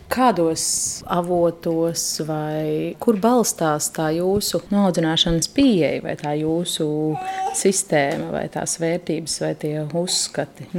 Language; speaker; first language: Latvian; native; Latvian